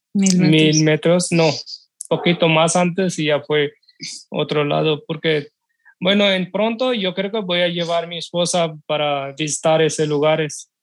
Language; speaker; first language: Spanish; non-native, learner; Urdu